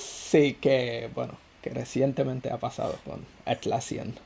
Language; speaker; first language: Spanish; non-native, fluent; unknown